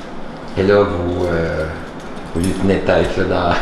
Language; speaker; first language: French; native; French